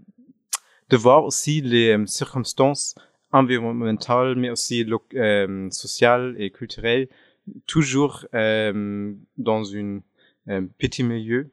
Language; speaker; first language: French; non-native, fluent; German